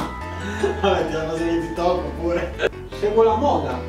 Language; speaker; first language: Italian; native; Italian